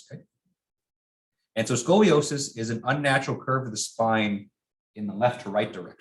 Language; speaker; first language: English; native; English